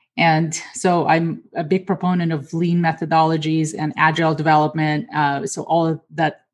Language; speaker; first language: English; early bilingual, other home language; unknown